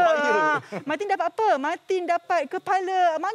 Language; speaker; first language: Malay; native; Malay